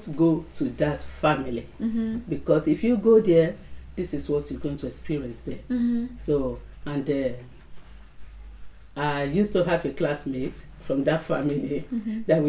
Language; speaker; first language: English; non-native, local second language; Yoruba